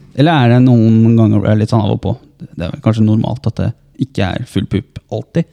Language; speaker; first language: Norwegian; native; Norwegian